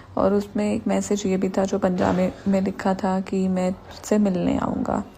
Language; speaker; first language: Hindi; native; Hindi